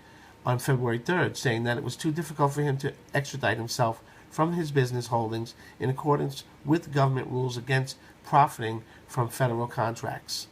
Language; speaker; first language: English; native; English